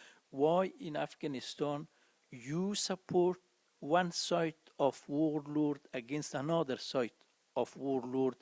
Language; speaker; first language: English; non-native, fluent; Persian